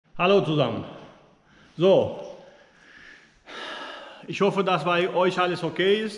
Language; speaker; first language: German; non-native, fluent; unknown